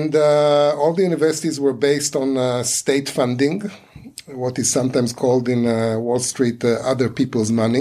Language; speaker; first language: English; non-native, fluent; Hebrew